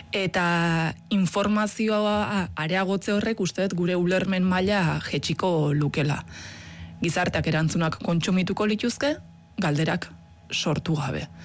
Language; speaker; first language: Basque; native; Basque